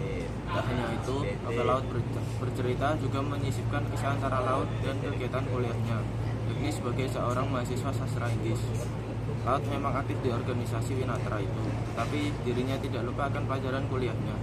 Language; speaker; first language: Indonesian; native; Indonesian